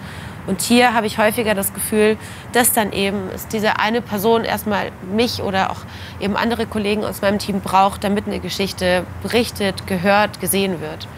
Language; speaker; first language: German; native; German